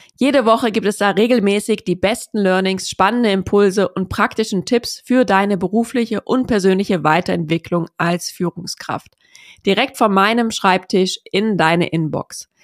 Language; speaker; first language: German; native; German